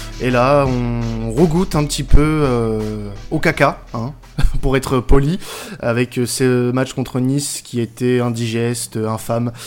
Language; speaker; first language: French; native; French